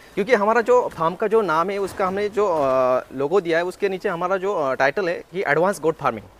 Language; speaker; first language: Hindi; non-native, local second language; Marathi